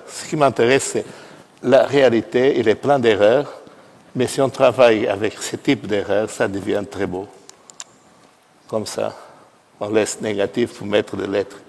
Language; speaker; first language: French; non-native, fluent; Portuguese